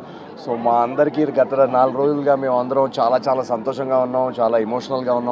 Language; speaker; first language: Telugu; native; Telugu